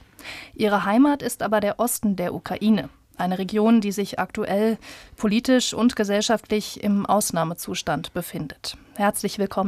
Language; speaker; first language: German; native; German